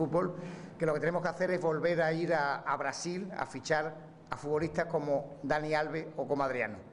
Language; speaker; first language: Spanish; native; Spanish